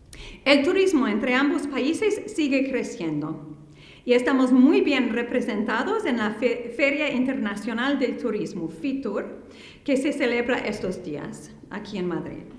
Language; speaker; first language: Spanish; non-native, fluent; English